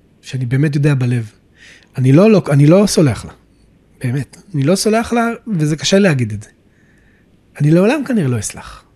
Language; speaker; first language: Hebrew; native; Hebrew